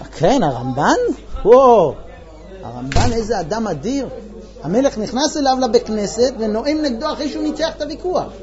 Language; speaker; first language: Hebrew; non-native, fluent; English